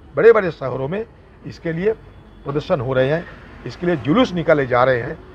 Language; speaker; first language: Hindi; non-native, local second language; Bangla